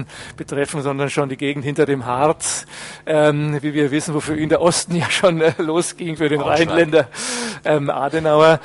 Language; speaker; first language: German; native; German